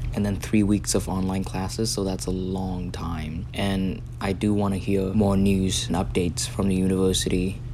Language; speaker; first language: English; non-native, fluent; Vietnamese